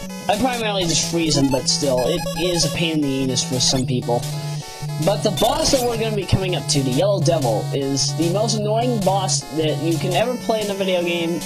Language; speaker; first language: English; native; English